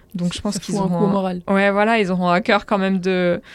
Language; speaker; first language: French; native; French